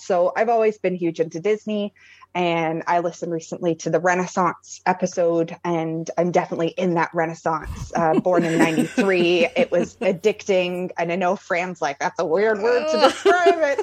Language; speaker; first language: English; native; English